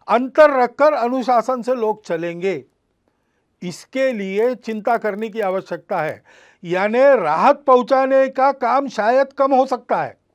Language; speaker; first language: Hindi; non-native, local second language; Marathi